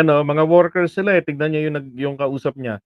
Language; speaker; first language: Filipino; native; Filipino